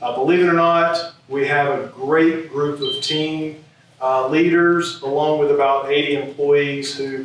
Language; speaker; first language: English; native; English